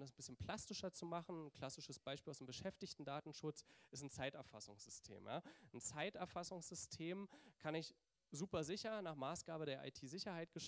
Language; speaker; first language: German; native; German